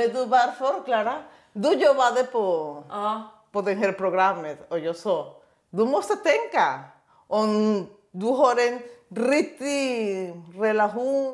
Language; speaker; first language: Swedish; non-native, learner; Spanish